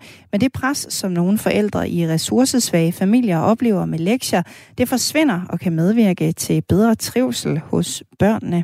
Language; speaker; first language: Danish; native; Danish